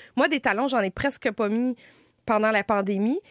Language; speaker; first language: French; native; French